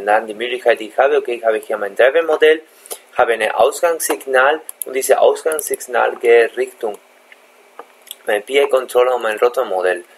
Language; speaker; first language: German; non-native, fluent; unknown